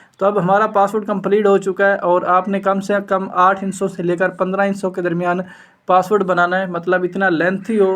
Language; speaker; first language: Urdu; native; Urdu